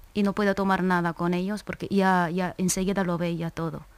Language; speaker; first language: Spanish; non-native, fluent; Korean